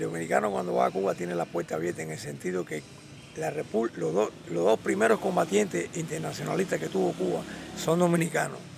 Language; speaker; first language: Spanish; native; Spanish